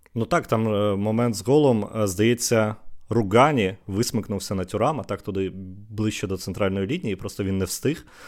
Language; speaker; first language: Ukrainian; native; Ukrainian